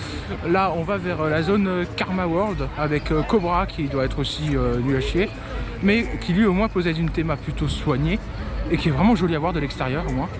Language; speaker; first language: French; native; French